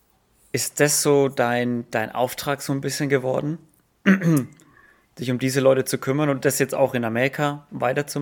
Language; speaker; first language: German; native; German